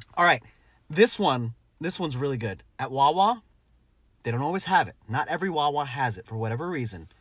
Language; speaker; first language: English; early bilingual, other home language; Filipino